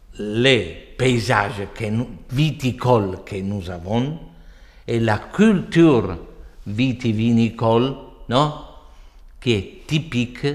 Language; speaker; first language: French; non-native, fluent; Italian